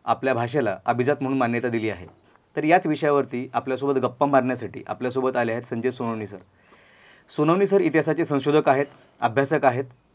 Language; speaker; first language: Marathi; native; Marathi